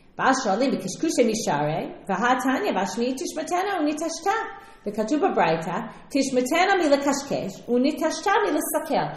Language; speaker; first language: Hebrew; non-native, fluent; English